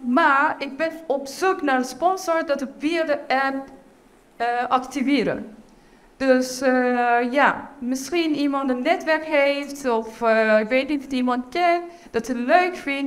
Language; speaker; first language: Dutch; non-native, learner; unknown